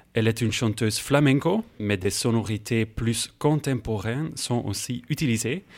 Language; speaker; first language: French; native; French